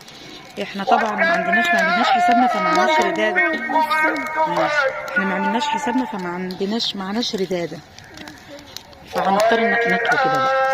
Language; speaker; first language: Arabic; native; Arabic